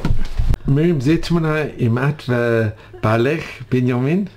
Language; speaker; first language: Hebrew; non-native, learner; English